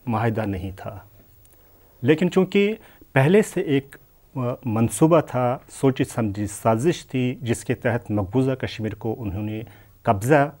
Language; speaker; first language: Urdu; non-native, local second language; Kashmiri